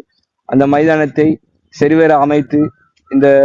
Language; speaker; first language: Tamil; native; Tamil